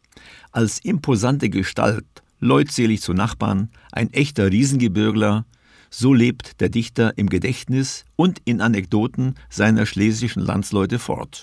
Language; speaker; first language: German; native; German